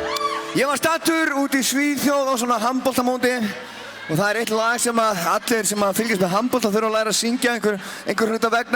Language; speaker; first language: Icelandic; native; Icelandic